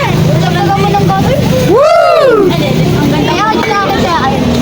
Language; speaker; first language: Filipino; native; Filipino